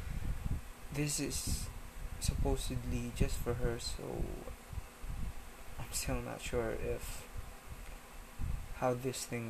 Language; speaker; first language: English; non-native, local second language; Filipino